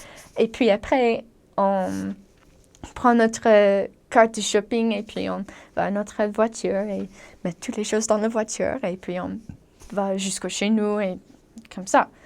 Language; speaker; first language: French; non-native, learner; English